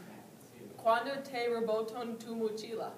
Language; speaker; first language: Spanish; non-native, learner; English